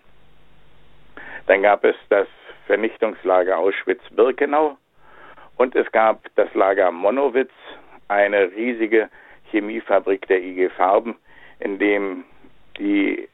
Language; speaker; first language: German; native; German